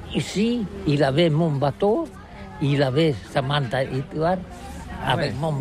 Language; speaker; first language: French; non-native, learner; Catalan